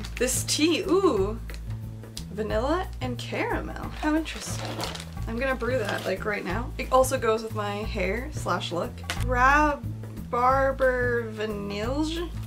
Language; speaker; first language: English; native; English